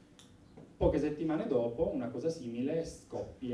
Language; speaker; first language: Italian; native; Italian